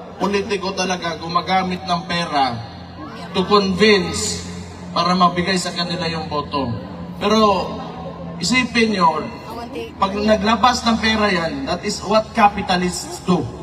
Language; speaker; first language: Filipino; non-native, local second language; Cebuano